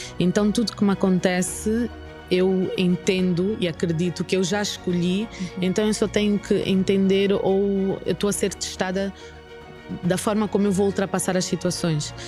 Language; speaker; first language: Portuguese; native; Portuguese